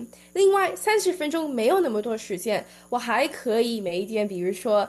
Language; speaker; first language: Chinese; early bilingual, heritage; Chinese